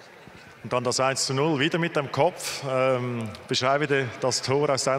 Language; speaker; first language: German; native; German